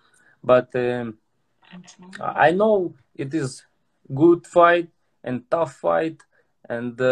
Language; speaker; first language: English; non-native, learner; Russian